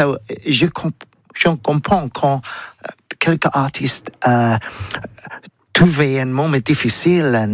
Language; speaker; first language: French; non-native, learner; English